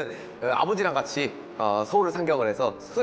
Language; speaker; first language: Korean; native; Korean